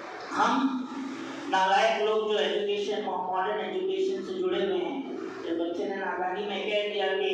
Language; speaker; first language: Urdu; non-native, local second language; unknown